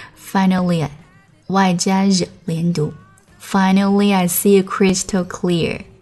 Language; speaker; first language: English; non-native, fluent; Chinese